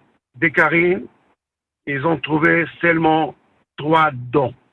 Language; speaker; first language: French; non-native, learner; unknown